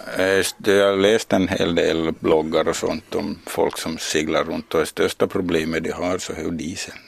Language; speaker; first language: Swedish; native; Swedish